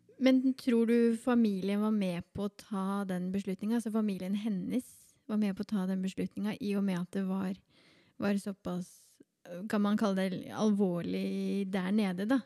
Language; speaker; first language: Norwegian; native; Norwegian